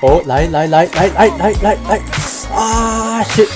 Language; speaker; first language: Chinese; native; Chinese